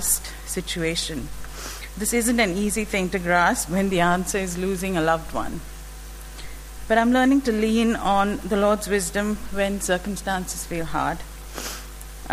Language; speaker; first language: English; non-native, local second language; Malayalam